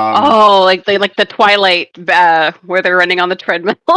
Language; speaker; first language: English; native; English